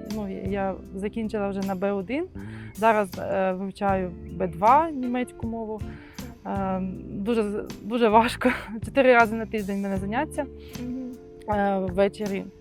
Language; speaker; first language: Ukrainian; native; Ukrainian